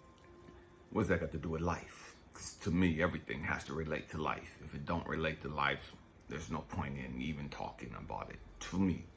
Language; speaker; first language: English; native; English